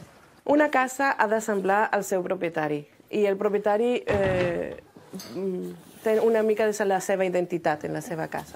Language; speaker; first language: Catalan; non-native, local second language; French